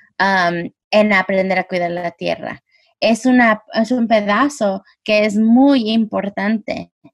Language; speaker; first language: Spanish; early bilingual, heritage; Spanish